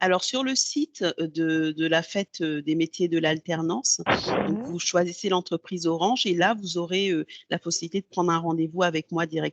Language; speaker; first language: French; native; French